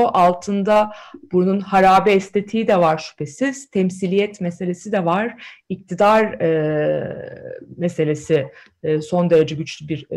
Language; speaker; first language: Turkish; native; Turkish